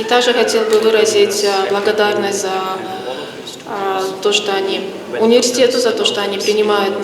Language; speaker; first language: Russian; non-native, learner; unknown